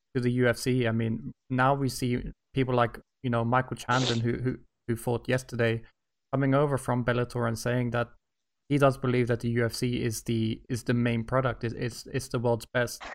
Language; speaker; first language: English; native; English